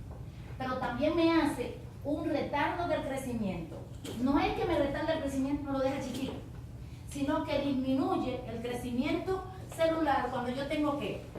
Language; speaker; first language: Spanish; native; Spanish